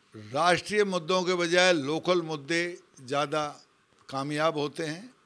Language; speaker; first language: Hindi; native; Hindi